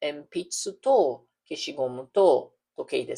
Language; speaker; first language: Japanese; non-native, fluent; English